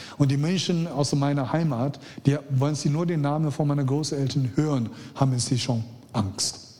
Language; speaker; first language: German; non-native, fluent; Chinese